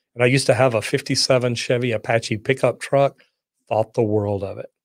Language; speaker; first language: English; native; English